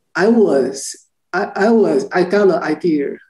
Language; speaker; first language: English; non-native, learner; Chinese